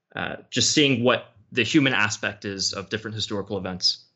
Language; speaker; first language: English; native; English